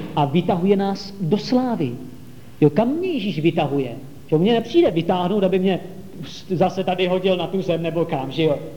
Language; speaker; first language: Czech; native; Czech